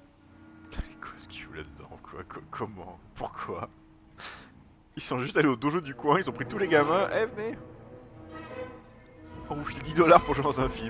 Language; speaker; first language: French; native; French